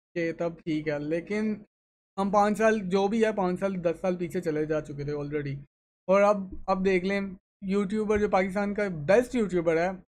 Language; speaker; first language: Urdu; native; Urdu